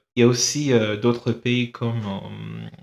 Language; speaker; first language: French; non-native, fluent; English